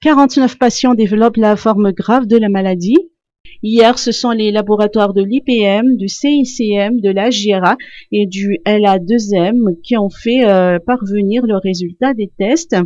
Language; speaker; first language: French; non-native, local second language; Malagasy